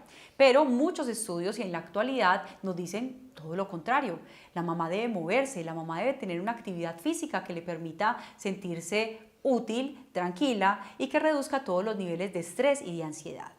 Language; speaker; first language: Spanish; native; Spanish